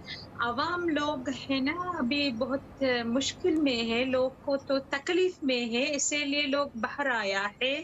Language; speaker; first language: Hindi; non-native, learner; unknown